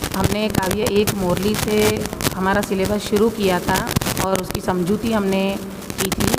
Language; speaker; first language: Urdu; non-native, local second language; Gujarati